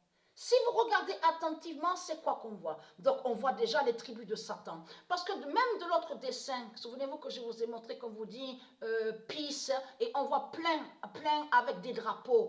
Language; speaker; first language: French; native; French